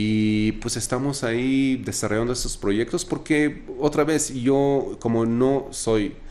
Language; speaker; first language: Spanish; non-native, fluent; Arabic